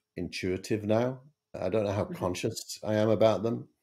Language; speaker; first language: English; native; English